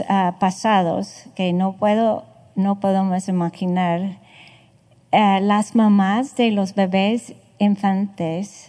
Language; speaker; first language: Spanish; non-native, fluent; English